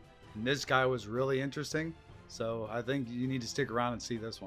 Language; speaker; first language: English; native; English